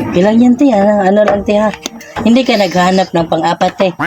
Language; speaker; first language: Filipino; non-native, local second language; Cebuano